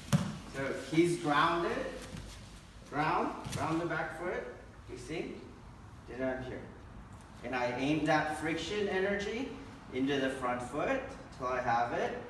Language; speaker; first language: English; native; English